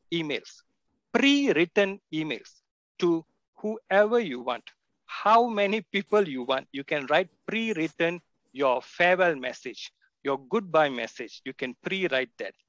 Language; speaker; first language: English; non-native, local second language; Tamil